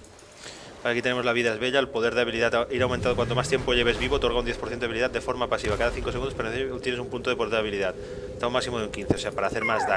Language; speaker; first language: Spanish; native; Spanish